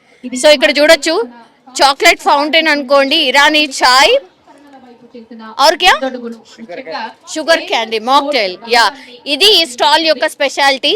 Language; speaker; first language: Telugu; native; Telugu